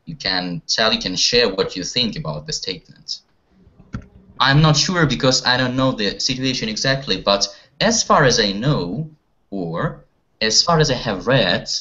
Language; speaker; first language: English; non-native, fluent; Russian